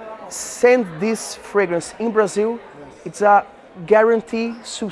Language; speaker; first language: English; non-native, learner; Portuguese